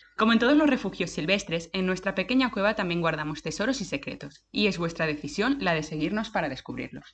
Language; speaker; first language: Spanish; native; Spanish